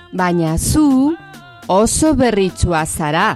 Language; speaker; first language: Basque; non-native, learner; Spanish